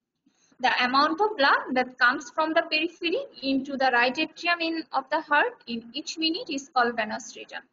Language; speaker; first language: English; non-native, local second language; Bangla